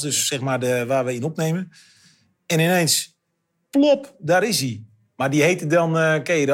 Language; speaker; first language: Dutch; native; Dutch